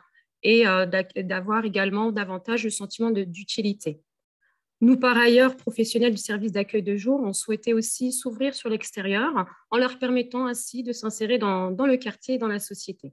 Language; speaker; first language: French; native; French